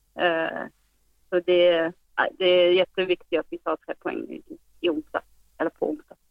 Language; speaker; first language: Swedish; non-native, fluent; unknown